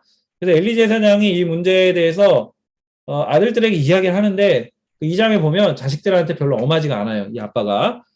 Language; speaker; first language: Korean; native; Korean